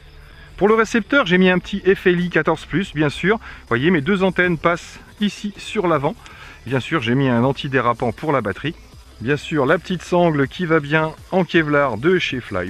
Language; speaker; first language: French; native; French